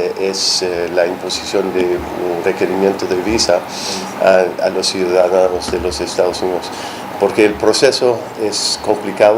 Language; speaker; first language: Spanish; non-native, fluent; English